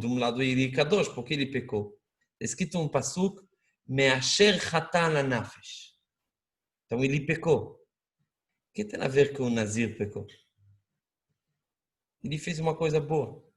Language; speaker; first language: Portuguese; non-native, fluent; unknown